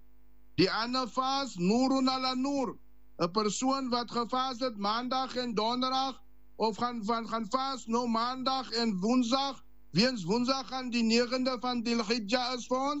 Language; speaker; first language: Dutch; non-native, learner; Afrikaans